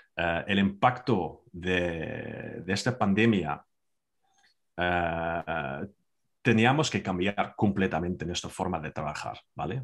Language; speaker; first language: Spanish; non-native, fluent; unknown